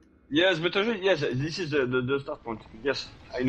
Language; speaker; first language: English; non-native, learner; French